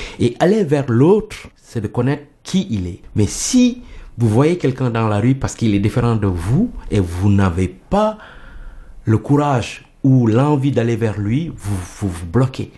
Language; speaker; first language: French; non-native, local second language; Mandingo